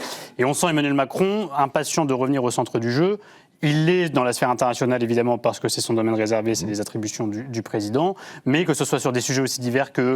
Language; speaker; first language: French; native; French